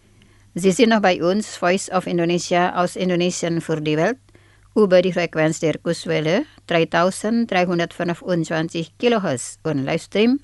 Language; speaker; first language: German; non-native, fluent; Indonesian